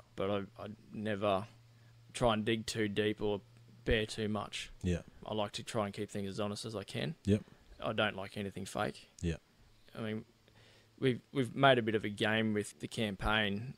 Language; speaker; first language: English; native; English